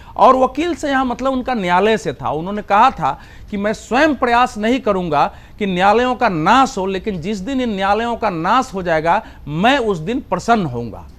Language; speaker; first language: Hindi; native; Hindi